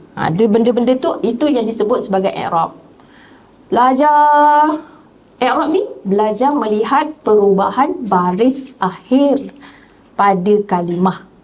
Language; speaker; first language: Malay; native; Malay